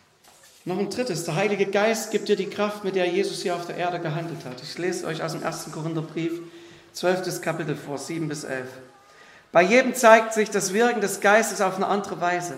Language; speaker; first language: German; native; German